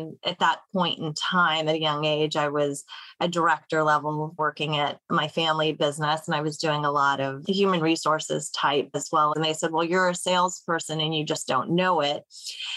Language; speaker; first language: English; native; English